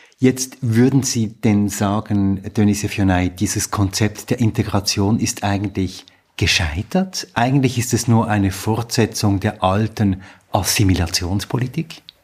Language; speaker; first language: German; native; German